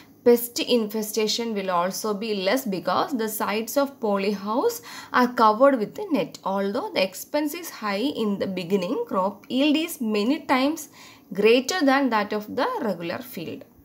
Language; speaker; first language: English; non-native, local second language; Malayalam